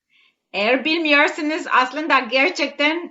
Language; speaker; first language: Turkish; non-native, learner; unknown